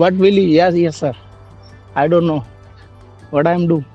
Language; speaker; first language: English; non-native, learner; Hindi